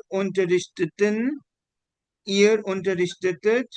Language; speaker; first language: German; non-native, fluent; Hindi